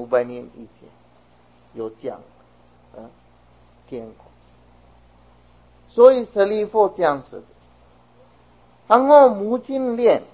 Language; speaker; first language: Chinese; non-native, fluent; Sinhala